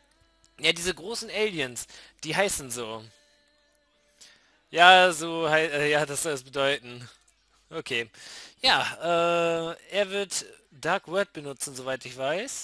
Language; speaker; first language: German; native; German